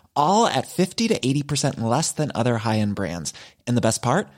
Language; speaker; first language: English; non-native, local second language; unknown